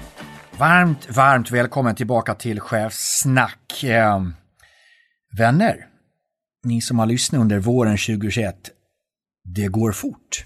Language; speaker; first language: Swedish; native; Swedish